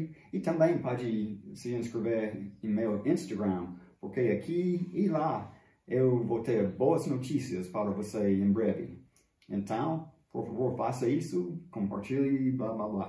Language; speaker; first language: Portuguese; non-native, fluent; English